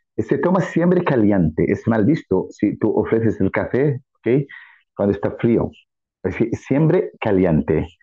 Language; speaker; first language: Spanish; non-native, fluent; Arabic